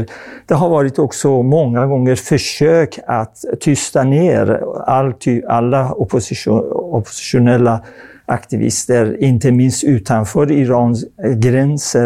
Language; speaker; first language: Swedish; non-native, fluent; Persian